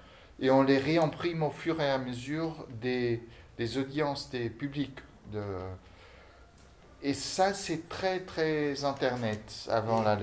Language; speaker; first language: French; non-native, fluent; Portuguese